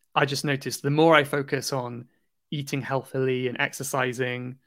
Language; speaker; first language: English; native; English